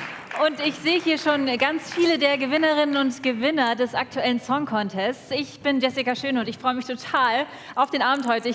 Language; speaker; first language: German; native; German